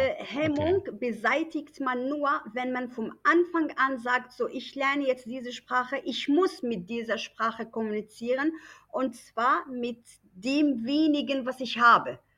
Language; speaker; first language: German; non-native, fluent; Arabic